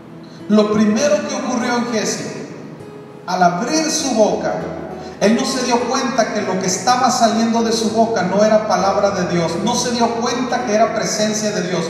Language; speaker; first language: Spanish; native; Spanish